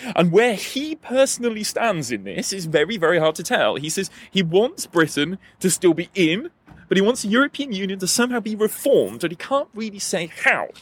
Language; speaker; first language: English; native; English